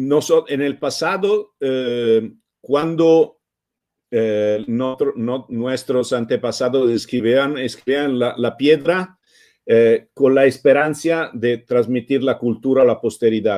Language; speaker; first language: Spanish; non-native, fluent; Italian